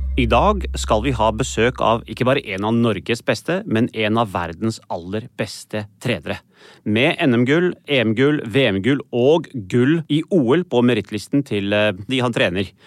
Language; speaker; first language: Norwegian; early bilingual, other home language; Urdu